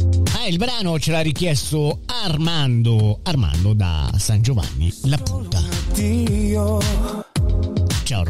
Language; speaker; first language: Italian; native; Italian